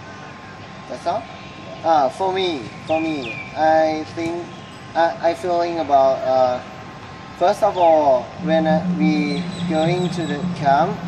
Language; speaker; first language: English; non-native, learner; Thai